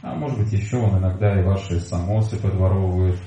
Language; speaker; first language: Russian; native; Russian